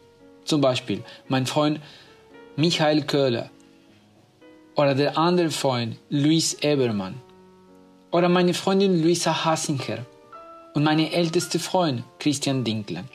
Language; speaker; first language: German; non-native, fluent; Spanish